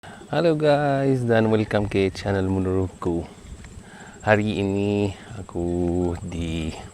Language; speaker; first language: Indonesian; non-native, fluent; Arabic